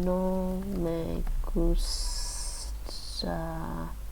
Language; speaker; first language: Spanish; non-native, learner; English